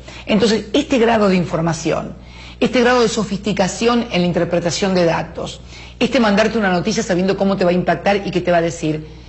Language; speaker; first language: Spanish; native; Spanish